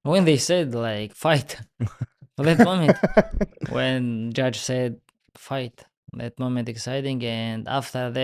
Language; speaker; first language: English; non-native, learner; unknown